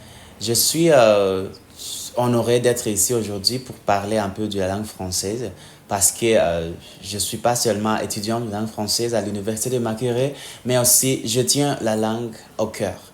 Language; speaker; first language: French; non-native, fluent; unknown